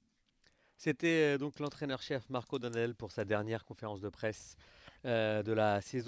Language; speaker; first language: French; native; French